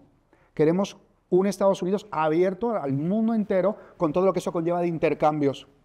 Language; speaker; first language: Spanish; native; Spanish